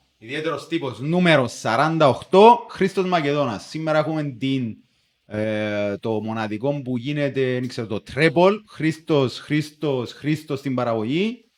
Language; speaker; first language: Greek; native; Greek